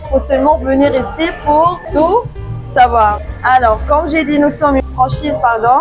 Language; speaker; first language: French; non-native, fluent; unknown